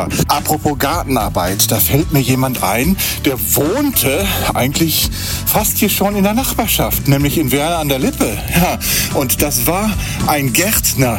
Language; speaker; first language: German; native; German